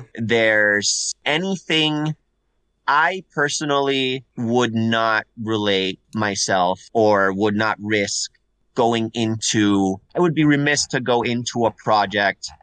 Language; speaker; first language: English; non-native, fluent; Spanish